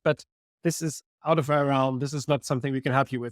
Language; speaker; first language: English; non-native, fluent; German